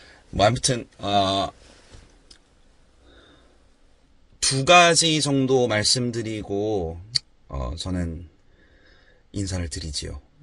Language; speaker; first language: Korean; native; Korean